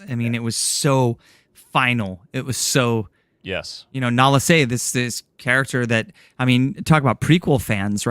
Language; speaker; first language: English; native; English